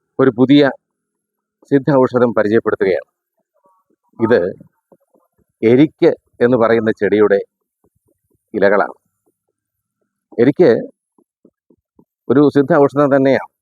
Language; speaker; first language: Malayalam; native; Malayalam